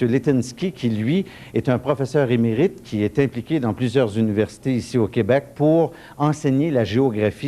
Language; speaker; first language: French; native; French